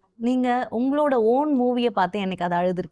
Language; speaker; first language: Tamil; native; Tamil